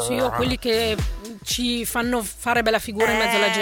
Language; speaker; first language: Italian; native; Italian